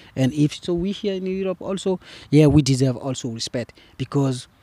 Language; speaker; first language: English; non-native, fluent; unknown